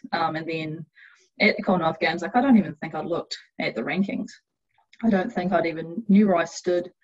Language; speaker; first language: English; native; English